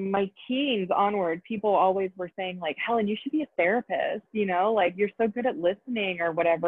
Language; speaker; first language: English; native; English